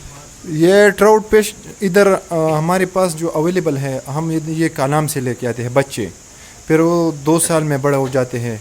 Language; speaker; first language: Hindi; non-native, local second language; Pashto